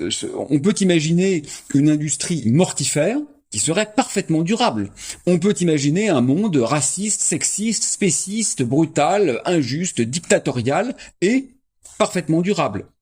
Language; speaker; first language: French; native; French